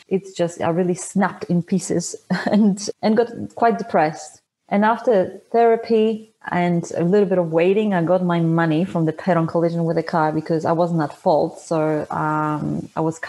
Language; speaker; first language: English; non-native, fluent; Polish